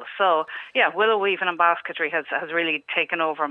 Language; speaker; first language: English; native; English